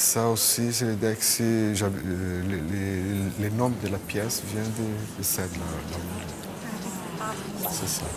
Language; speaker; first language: French; non-native, fluent; Portuguese